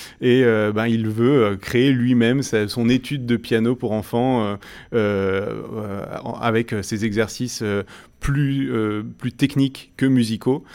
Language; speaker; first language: French; native; French